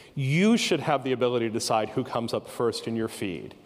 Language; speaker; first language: English; native; English